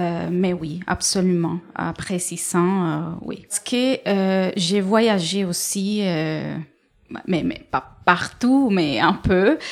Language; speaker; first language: French; non-native, fluent; Spanish